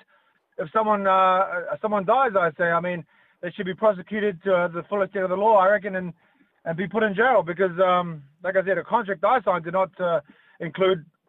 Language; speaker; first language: English; native; English